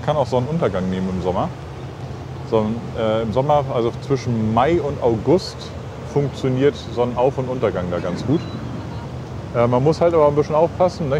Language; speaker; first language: German; native; German